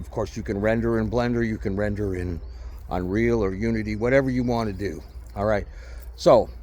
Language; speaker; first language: English; native; English